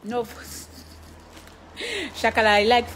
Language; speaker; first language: English; non-native, learner; French